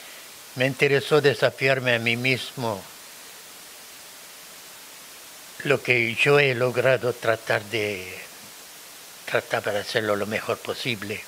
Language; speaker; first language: Spanish; non-native, fluent; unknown